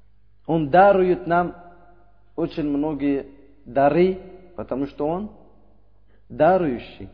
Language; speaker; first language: Russian; non-native, learner; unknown